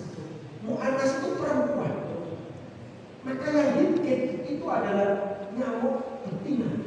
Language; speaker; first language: Indonesian; non-native, local second language; Javanese